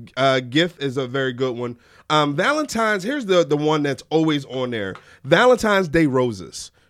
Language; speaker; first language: English; native; English